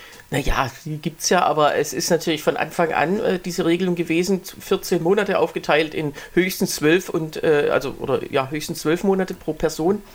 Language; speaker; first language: German; native; German